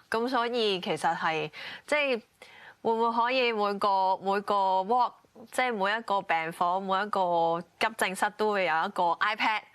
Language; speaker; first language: Cantonese; non-native, local second language; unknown